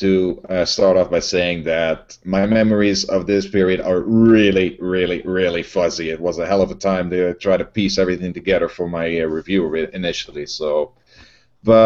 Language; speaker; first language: English; non-native, fluent; Dutch